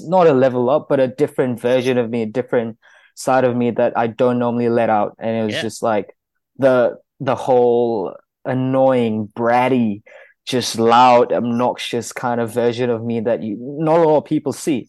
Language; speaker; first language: English; non-native, local second language; Malay